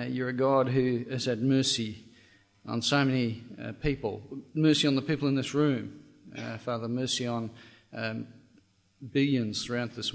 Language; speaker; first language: English; native; English